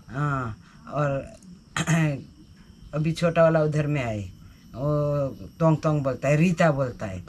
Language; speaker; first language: Hindi; non-native, local second language; Nepali